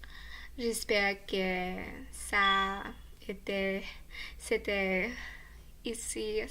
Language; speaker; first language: French; non-native, learner; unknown